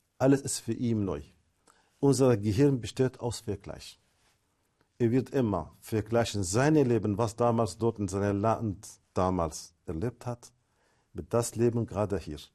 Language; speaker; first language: German; non-native, fluent; Arabic